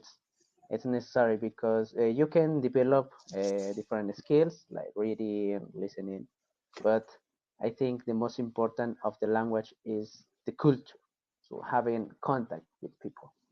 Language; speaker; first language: English; non-native, fluent; Spanish